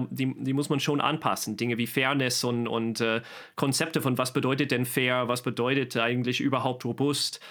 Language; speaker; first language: German; non-native, fluent; English